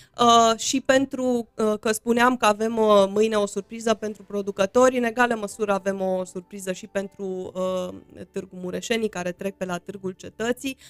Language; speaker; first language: Romanian; native; Romanian